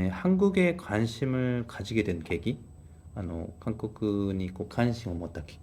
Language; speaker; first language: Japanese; non-native, fluent; Korean